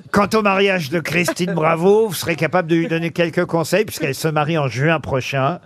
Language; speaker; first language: French; native; French